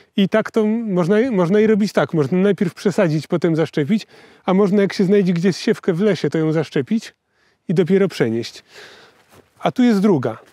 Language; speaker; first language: Polish; native; Polish